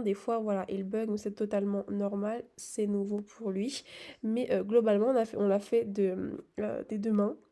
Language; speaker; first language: French; native; French